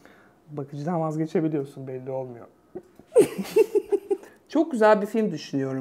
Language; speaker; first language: Turkish; native; Turkish